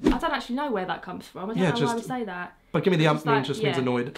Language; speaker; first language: English; native; English